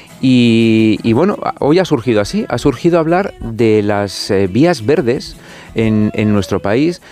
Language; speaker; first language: Spanish; native; Spanish